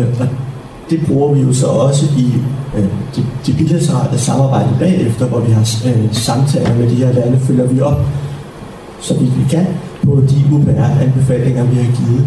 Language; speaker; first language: Danish; native; Danish